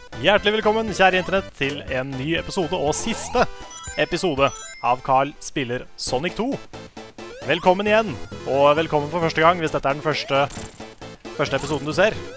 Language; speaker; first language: Norwegian; native; Norwegian